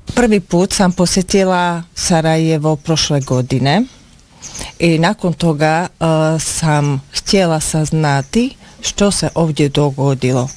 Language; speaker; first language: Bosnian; non-native, learner; Slovak